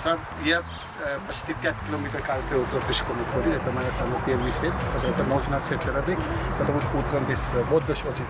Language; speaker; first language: Russian; non-native, learner; Hindi